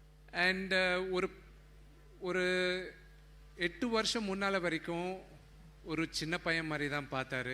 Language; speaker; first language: Tamil; non-native, local second language; Telugu